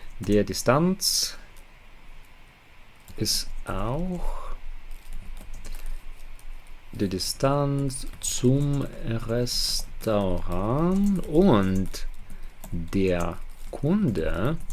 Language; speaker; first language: German; non-native, learner; Ukrainian